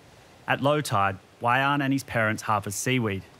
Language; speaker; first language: English; native; English